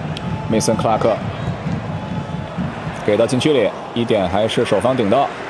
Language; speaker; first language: Chinese; native; Chinese